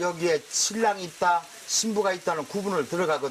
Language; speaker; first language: Korean; native; Korean